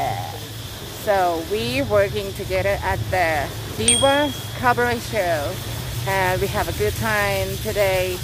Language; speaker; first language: English; non-native, learner; Thai